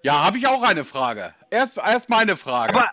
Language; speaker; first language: German; native; German